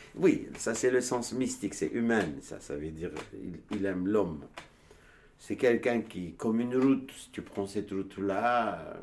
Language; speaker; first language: French; non-native, learner; Turkish